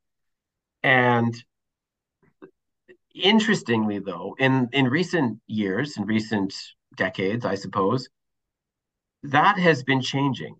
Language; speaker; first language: English; native; English